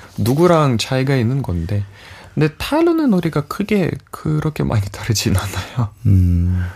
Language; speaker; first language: Korean; non-native, fluent; Russian